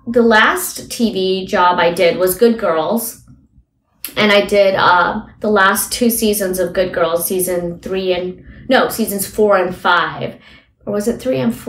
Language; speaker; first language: English; early bilingual, other home language; Hindi